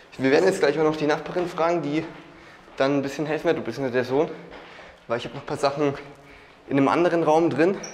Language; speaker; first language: German; native; German